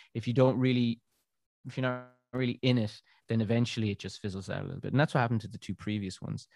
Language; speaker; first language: English; native; English